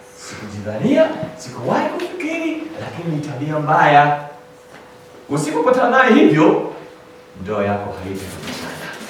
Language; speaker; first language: Swahili; non-native, fluent; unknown